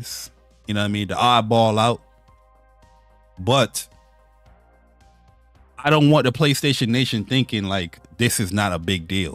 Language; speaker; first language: English; native; English